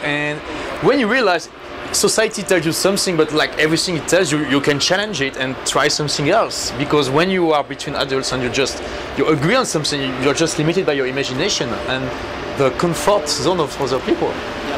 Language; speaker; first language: English; non-native, fluent; French